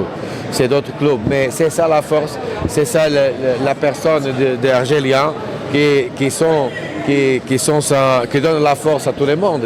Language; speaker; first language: French; non-native, fluent; Portuguese